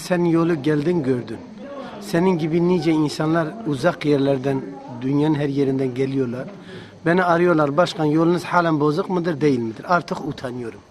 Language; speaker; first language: Turkish; native; Turkish